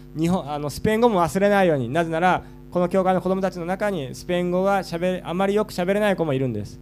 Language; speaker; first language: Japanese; native; Japanese